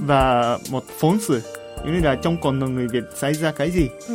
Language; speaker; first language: Vietnamese; non-native, fluent; Japanese